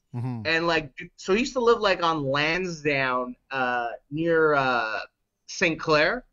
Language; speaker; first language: English; native; English